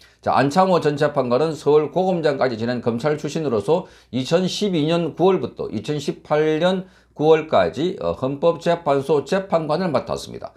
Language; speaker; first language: Korean; native; Korean